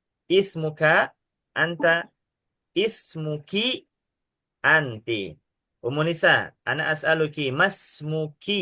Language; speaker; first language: Arabic; non-native, fluent; Indonesian